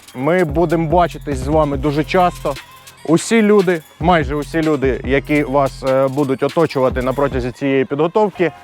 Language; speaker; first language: Ukrainian; non-native, local second language; Russian